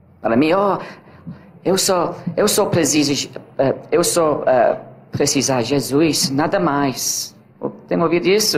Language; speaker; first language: Portuguese; non-native, learner; English